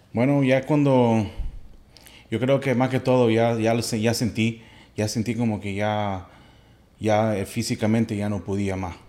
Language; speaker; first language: Spanish; early bilingual, heritage; Spanish